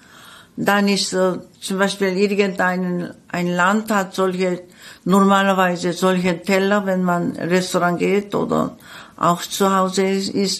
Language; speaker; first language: German; non-native, fluent; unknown